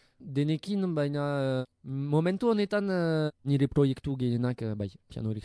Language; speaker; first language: Basque; non-native, local second language; French